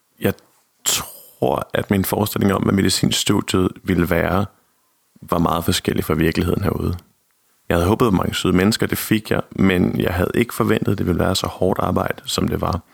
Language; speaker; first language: Danish; native; Danish